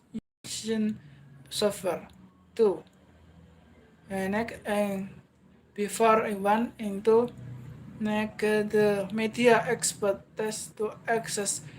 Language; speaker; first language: English; non-native, learner; Indonesian